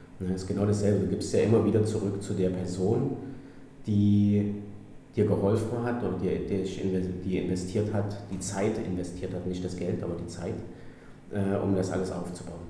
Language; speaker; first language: German; native; German